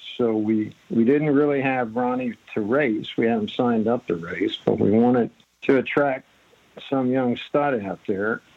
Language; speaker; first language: English; native; English